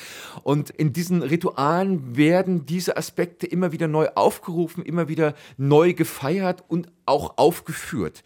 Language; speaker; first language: German; native; German